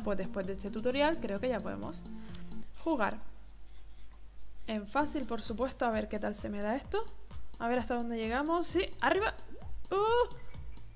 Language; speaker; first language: Spanish; native; Spanish